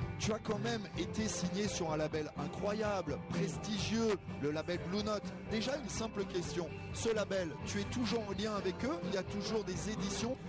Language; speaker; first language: French; native; French